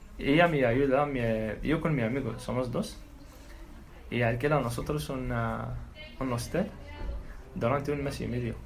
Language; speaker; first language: Spanish; non-native, learner; Arabic